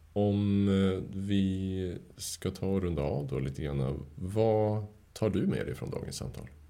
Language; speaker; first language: Swedish; native; Swedish